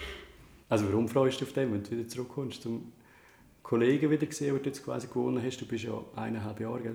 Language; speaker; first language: German; native; German